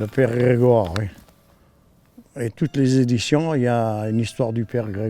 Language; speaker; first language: French; native; French